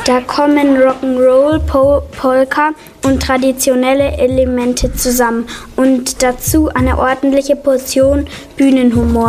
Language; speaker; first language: German; native; German